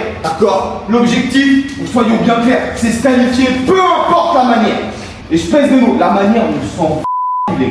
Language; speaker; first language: French; native; French